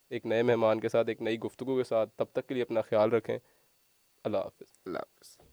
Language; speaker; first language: Urdu; native; Urdu